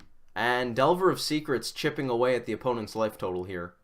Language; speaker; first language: English; native; English